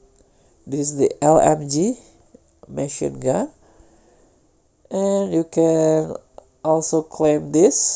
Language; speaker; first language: English; non-native, fluent; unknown